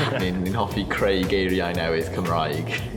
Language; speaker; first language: Welsh; non-native, local second language; English